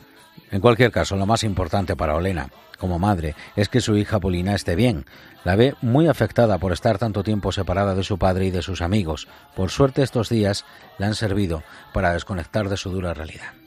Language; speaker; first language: Spanish; native; Spanish